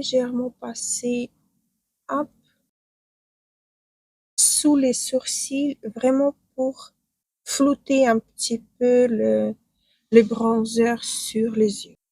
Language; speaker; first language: French; non-native, fluent; Ukrainian